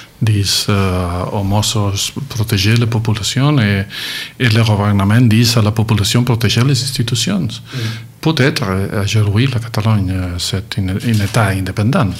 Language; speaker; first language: French; non-native, learner; Catalan